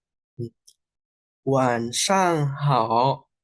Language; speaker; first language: Chinese; non-native, fluent; Indonesian